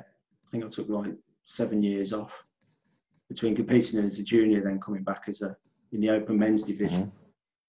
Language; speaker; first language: English; native; English